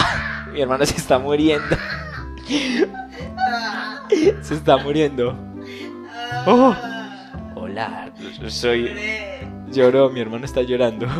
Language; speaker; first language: Spanish; native; Spanish